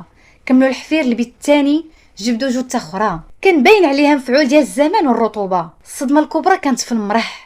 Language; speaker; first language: Arabic; native; Arabic